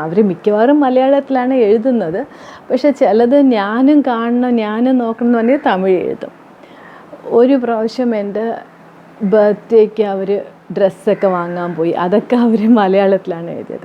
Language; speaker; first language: Malayalam; early bilingual, heritage; Tamil